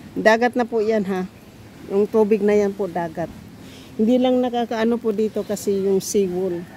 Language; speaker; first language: Filipino; non-native, local second language; Cebuano